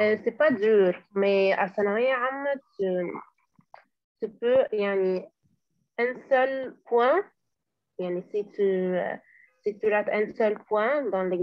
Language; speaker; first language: French; non-native, learner; Arabic